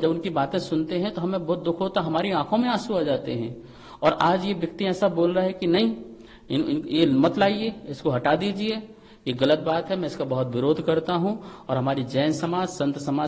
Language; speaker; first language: Hindi; native; Hindi